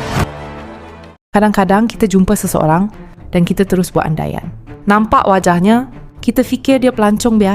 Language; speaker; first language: Malay; native; Malay